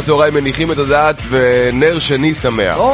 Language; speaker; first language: Hebrew; native; Hebrew